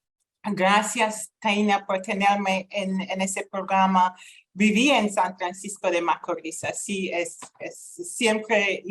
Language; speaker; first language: Spanish; non-native, fluent; English